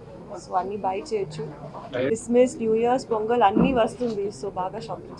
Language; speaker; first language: Telugu; non-native, learner; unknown